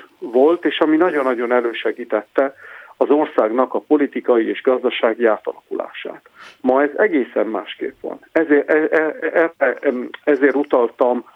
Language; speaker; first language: Hungarian; non-native, fluent; Italian